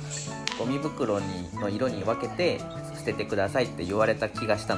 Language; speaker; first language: Japanese; native; Japanese